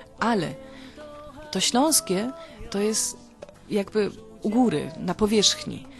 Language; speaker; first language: Polish; native; Polish